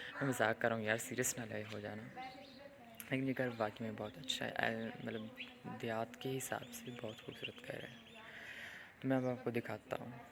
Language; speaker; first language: Urdu; non-native, local second language; Saraiki